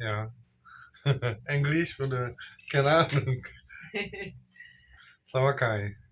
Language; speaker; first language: German; non-native, learner; Slovak